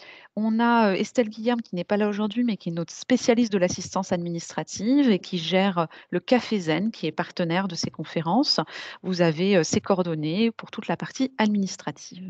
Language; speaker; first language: French; native; French